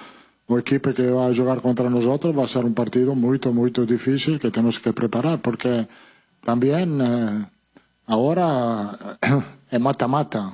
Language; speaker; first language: Portuguese; non-native, fluent; Italian